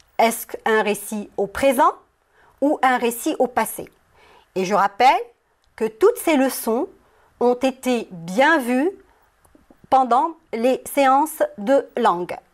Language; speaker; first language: French; non-native, local second language; Arabic